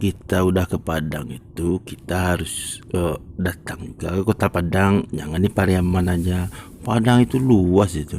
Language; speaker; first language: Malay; non-native, local second language; Minangkabau